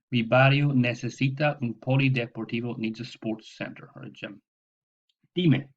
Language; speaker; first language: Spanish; non-native, fluent; English